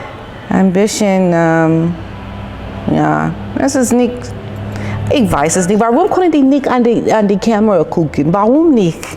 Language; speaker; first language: German; non-native, learner; English